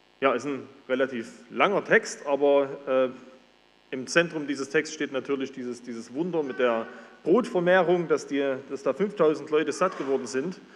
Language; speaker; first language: German; native; German